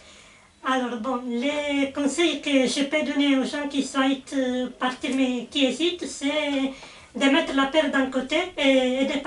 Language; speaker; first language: French; non-native, fluent; Italian